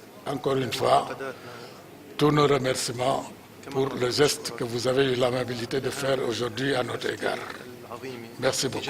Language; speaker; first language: French; non-native, local second language; Wolof